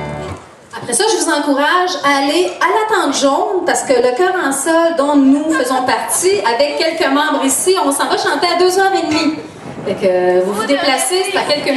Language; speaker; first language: French; native; French